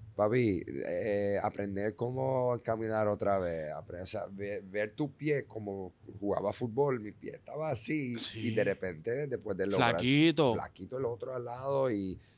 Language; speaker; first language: Spanish; non-native, fluent; Dutch